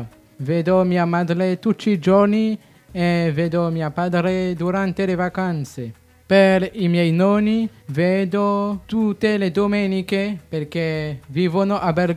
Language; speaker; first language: Italian; non-native, learner; French